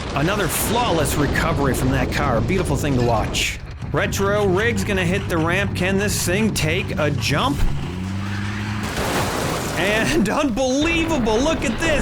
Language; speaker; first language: English; native; English